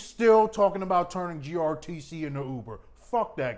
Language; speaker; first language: English; native; English